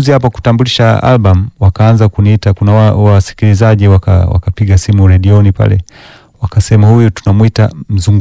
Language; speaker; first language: Swahili; early bilingual, other home language; Danish